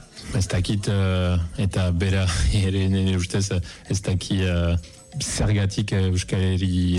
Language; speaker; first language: Basque; non-native, fluent; Italian